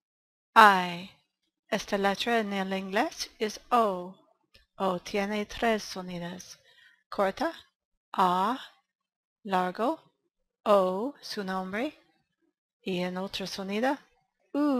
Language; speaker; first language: Spanish; non-native, learner; English